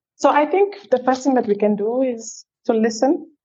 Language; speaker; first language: English; non-native, local second language; French